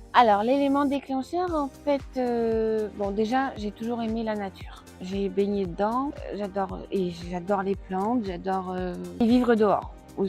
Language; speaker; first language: French; native; French